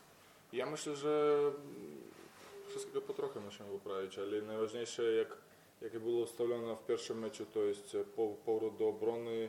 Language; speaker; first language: Polish; non-native, fluent; Belarusian